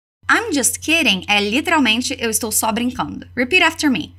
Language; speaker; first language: Portuguese; native; Portuguese